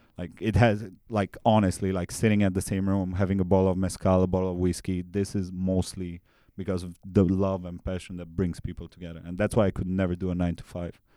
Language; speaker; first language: English; non-native, fluent; Romanian